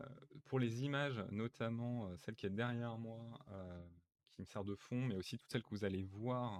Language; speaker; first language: French; native; French